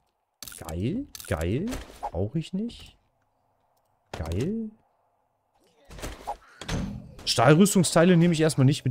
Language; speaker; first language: German; native; German